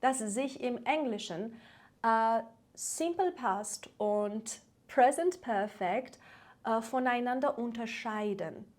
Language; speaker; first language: German; non-native, fluent; Persian